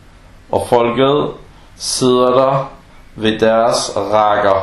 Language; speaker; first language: Danish; early bilingual, other home language; Arabic